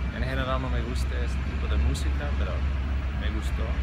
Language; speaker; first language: Spanish; non-native, fluent; English